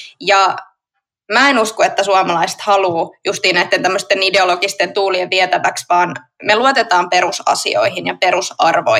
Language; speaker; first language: Finnish; native; Finnish